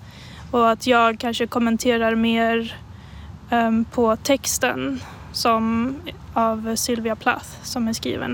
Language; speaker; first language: Swedish; native; Swedish